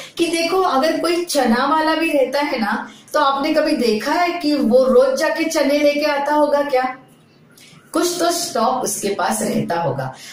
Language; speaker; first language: Hindi; non-native, local second language; Marathi